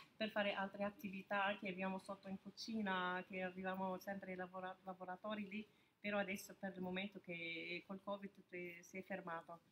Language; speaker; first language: Italian; non-native, fluent; Arabic